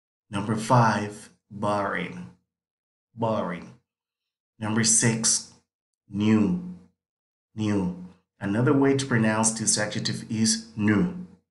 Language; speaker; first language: English; non-native, fluent; Spanish